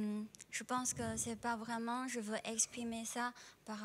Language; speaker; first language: French; non-native, fluent; Chinese